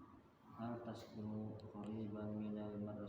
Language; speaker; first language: Arabic; non-native, learner; Indonesian